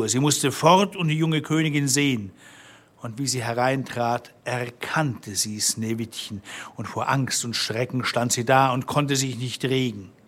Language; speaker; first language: German; native; German